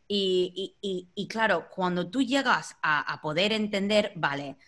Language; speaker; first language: Spanish; non-native, fluent; English